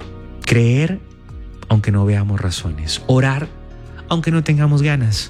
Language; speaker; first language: Spanish; native; Spanish